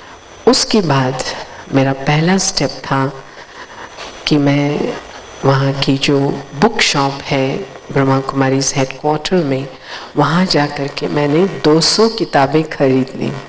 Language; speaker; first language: Hindi; native; Hindi